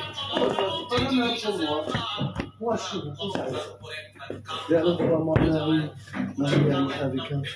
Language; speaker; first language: French; non-native, learner; Arabic